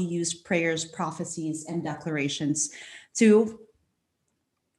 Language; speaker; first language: English; non-native, local second language; Filipino